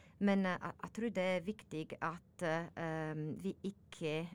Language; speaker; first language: Norwegian; non-native, learner; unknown